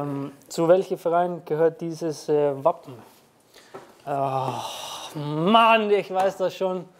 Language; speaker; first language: German; non-native, fluent; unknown